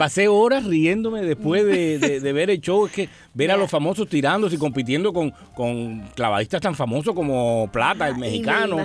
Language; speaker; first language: Spanish; native; Spanish